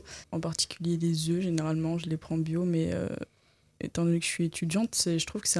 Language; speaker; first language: French; native; French